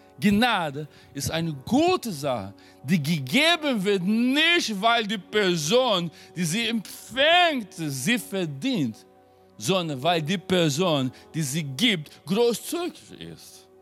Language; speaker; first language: German; non-native, fluent; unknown